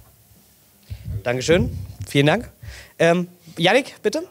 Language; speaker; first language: German; native; German